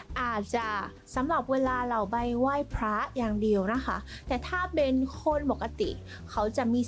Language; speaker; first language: Thai; non-native, fluent; Vietnamese